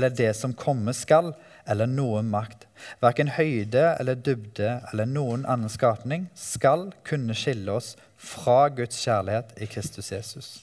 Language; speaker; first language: Norwegian; native; Norwegian